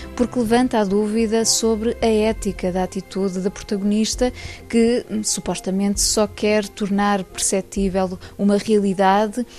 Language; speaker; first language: Portuguese; native; Portuguese